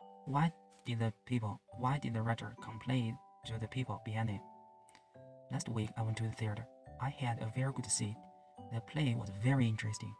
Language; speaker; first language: English; non-native, learner; Chinese